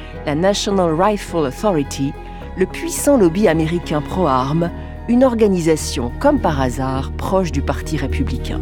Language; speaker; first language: French; native; French